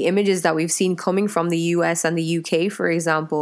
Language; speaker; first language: English; native; English